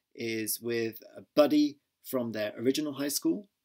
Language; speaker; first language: English; native; English